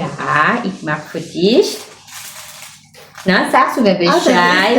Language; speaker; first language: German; non-native, learner; Thai